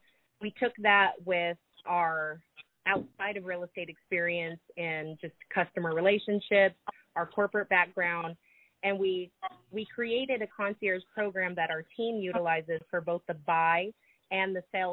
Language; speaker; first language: English; native; English